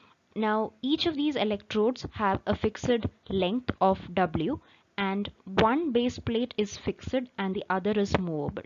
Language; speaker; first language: English; non-native, local second language; Malayalam